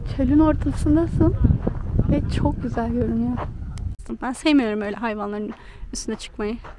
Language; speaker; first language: Turkish; early bilingual, heritage; Turkish